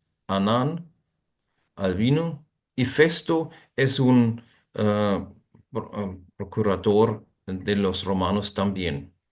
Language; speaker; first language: Spanish; non-native, fluent; German